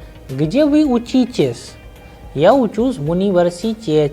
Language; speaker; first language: Russian; non-native, fluent; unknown